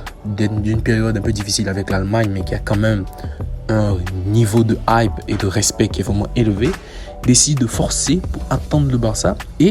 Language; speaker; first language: French; native; French